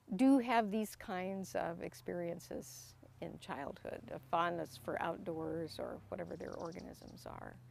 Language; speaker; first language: English; native; English